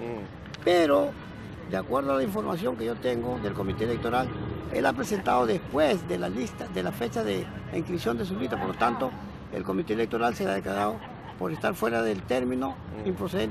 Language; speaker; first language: Spanish; native; Spanish